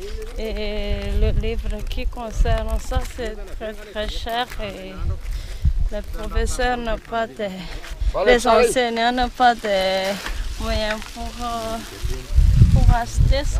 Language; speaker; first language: French; non-native, local second language; Malagasy